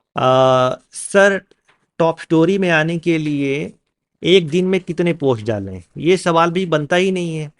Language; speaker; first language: Hindi; native; Hindi